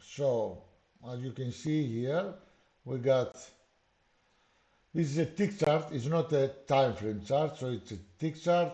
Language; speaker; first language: English; non-native, fluent; Greek